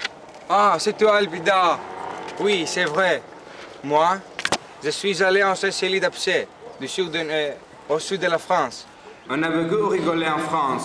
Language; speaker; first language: French; non-native, learner; Greek